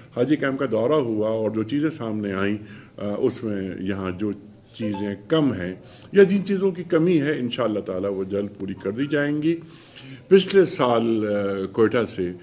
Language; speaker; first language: Urdu; native; Urdu